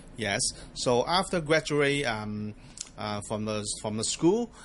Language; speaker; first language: English; non-native, local second language; Cantonese